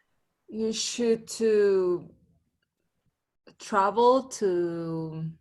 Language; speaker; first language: English; non-native, learner; Spanish